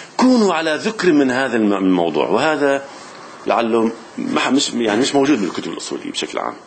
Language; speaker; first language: Arabic; native; Arabic